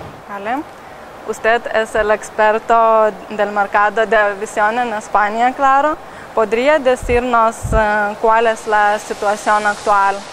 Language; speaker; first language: Spanish; non-native, learner; Lithuanian